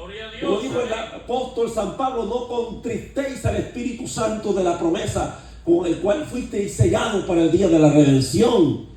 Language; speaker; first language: Spanish; native; Spanish